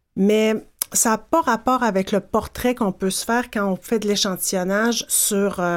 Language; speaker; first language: French; native; French